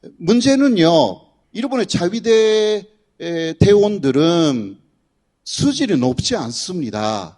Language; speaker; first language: Korean; non-native, fluent; Japanese